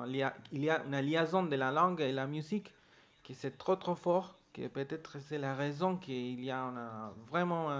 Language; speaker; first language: French; non-native, learner; Spanish